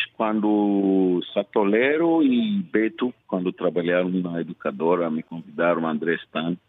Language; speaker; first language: Portuguese; non-native, fluent; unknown